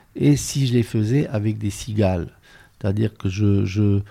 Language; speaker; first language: French; non-native, fluent; Romanian